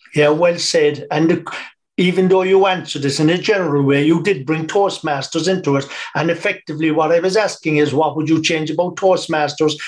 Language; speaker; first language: English; native; English